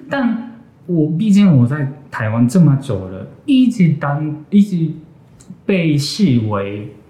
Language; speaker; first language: Chinese; non-native, fluent; Japanese